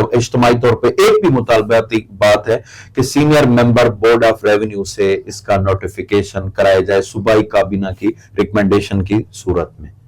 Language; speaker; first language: Urdu; non-native, local second language; Saraiki